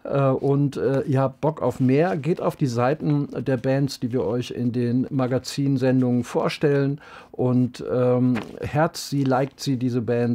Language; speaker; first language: German; native; German